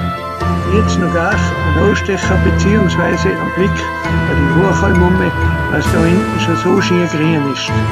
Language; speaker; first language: German; native; German